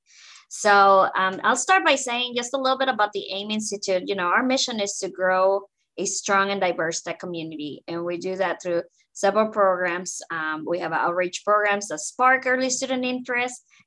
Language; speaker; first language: English; non-native, fluent; Spanish